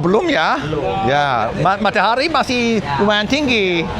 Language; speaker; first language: Indonesian; non-native, fluent; English